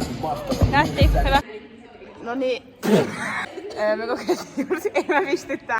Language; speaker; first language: Finnish; native; Finnish